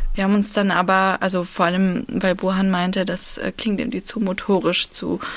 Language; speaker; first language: German; early bilingual, other home language; Russian